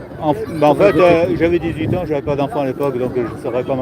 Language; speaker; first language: French; native; French